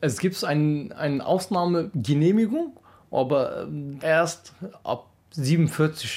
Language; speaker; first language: German; non-native, learner; Turkish